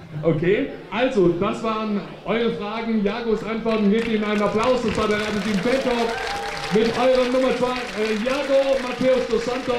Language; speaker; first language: German; native; German